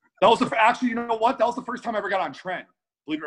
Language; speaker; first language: English; native; English